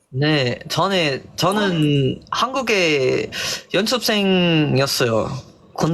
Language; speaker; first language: Korean; non-native, learner; Filipino